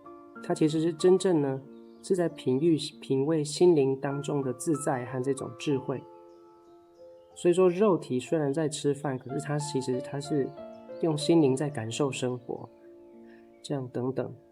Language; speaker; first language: Chinese; native; Chinese